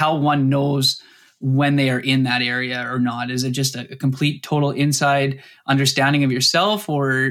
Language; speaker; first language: English; native; English